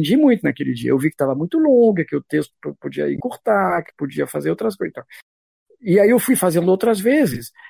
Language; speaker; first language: Portuguese; non-native, fluent; French